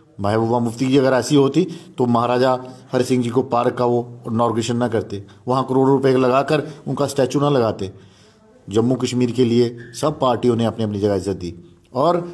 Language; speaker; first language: Hindi; non-native, local second language; Dogri